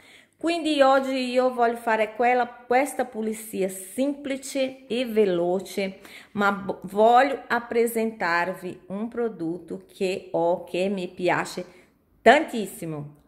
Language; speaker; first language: Italian; non-native, fluent; Portuguese